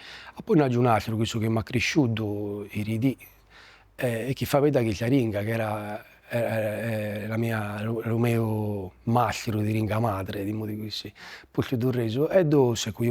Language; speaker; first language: Italian; native; Italian